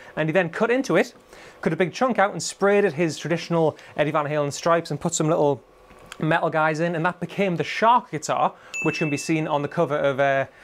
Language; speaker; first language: English; native; English